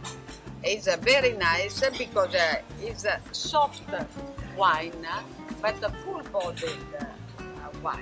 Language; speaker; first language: English; non-native, learner; Italian